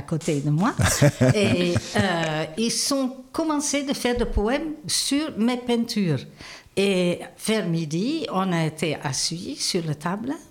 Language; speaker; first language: French; non-native, learner; Dutch